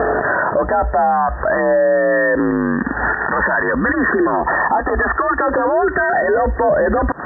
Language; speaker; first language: Italian; non-native, fluent; Spanish